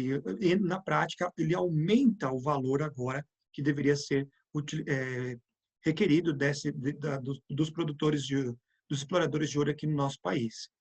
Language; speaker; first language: Portuguese; native; Portuguese